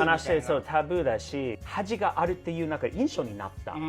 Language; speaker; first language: Japanese; non-native, fluent; English